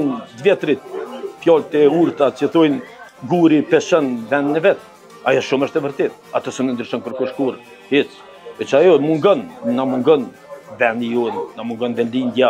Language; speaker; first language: Albanian; native; Albanian